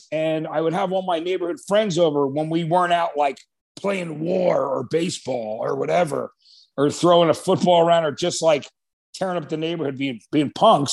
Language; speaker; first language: English; native; English